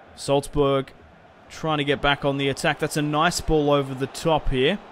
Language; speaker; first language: English; native; English